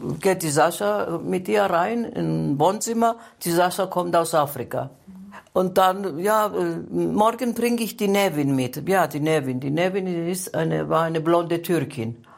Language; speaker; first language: German; non-native, fluent; Greek